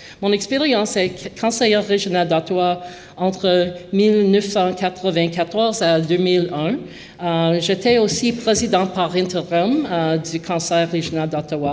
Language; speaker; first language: French; non-native, local second language; English